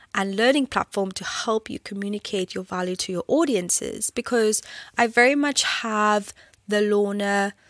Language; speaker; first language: English; native; English